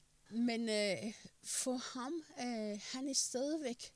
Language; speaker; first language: Danish; non-native, fluent; Persian